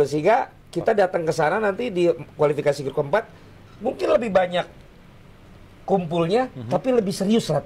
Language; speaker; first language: Indonesian; native; Indonesian